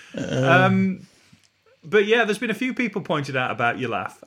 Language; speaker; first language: English; native; English